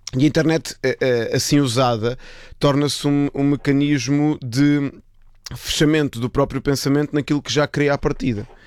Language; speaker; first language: Portuguese; early bilingual, other home language; Spanish